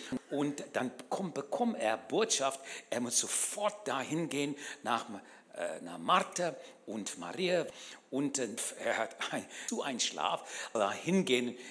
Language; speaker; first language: German; non-native, learner; English